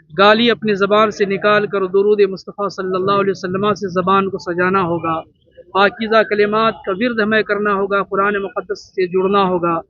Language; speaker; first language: Urdu; native; Urdu